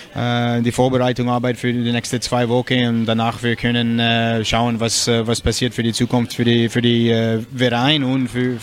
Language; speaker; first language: German; non-native, learner; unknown